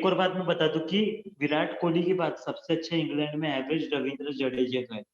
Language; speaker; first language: Hindi; native; Hindi